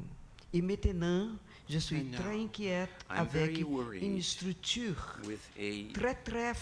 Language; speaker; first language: French; non-native, learner; Portuguese